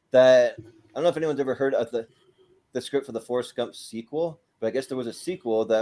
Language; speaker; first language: English; native; English